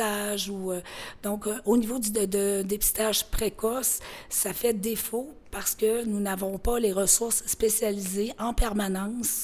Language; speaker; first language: French; native; French